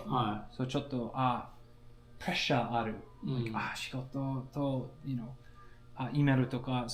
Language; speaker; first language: Japanese; non-native, learner; English